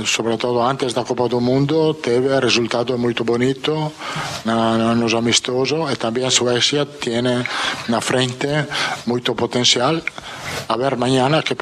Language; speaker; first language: Portuguese; non-native, fluent; Italian